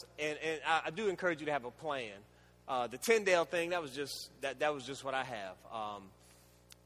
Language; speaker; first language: English; native; English